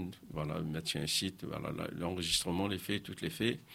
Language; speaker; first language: French; non-native, local second language; Réunion Creole French